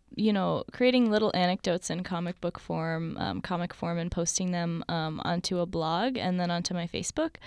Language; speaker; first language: English; native; English